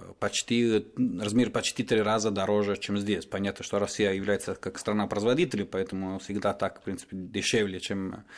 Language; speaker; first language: Russian; non-native, fluent; Italian